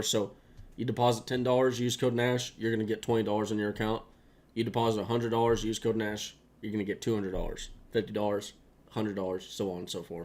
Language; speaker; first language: English; native; English